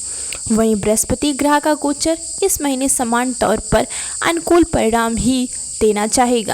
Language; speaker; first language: Hindi; native; Hindi